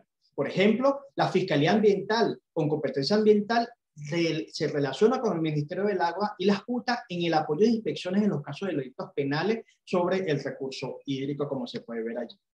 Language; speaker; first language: Spanish; native; Spanish